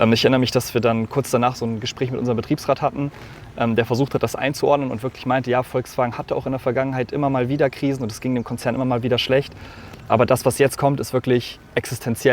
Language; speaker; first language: German; native; German